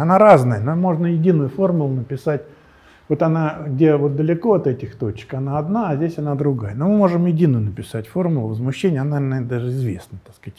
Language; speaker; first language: Russian; native; Russian